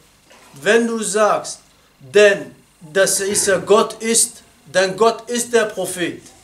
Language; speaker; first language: German; non-native, fluent; Arabic